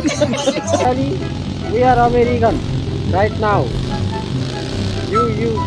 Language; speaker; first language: English; non-native, learner; Nepali